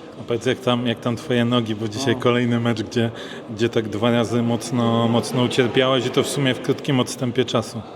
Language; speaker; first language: Polish; native; Polish